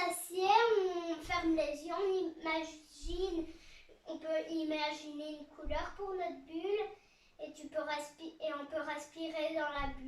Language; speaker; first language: French; native; French